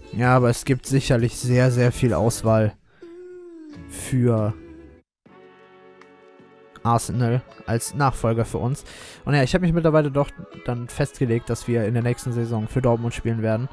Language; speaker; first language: German; native; German